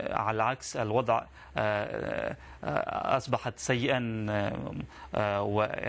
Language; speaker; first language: Arabic; non-native, fluent; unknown